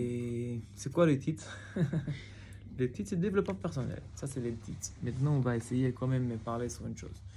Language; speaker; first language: French; non-native, fluent; Hebrew